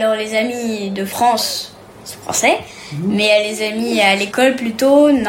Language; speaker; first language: French; early bilingual, heritage; French